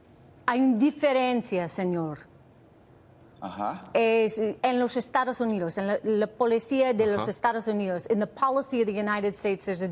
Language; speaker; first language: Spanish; non-native, learner; English